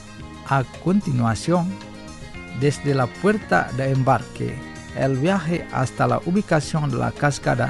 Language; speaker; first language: Spanish; non-native, fluent; Indonesian